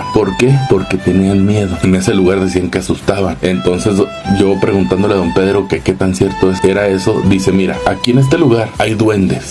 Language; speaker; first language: Spanish; native; Spanish